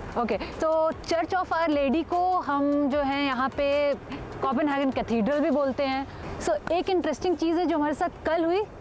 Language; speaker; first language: Hindi; native; Hindi